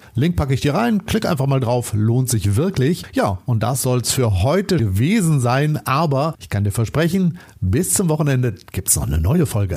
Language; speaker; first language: German; native; German